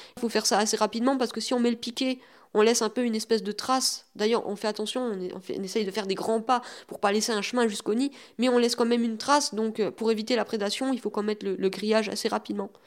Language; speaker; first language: French; native; French